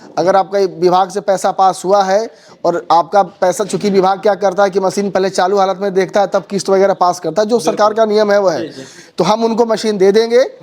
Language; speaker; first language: Hindi; native; Hindi